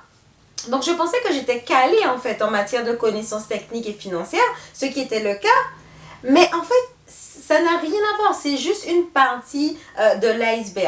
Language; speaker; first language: French; native; French